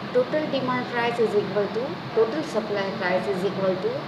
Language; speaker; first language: English; non-native, local second language; Gujarati